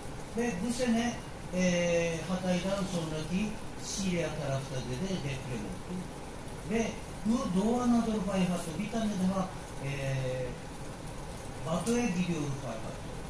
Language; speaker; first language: Turkish; non-native, learner; Japanese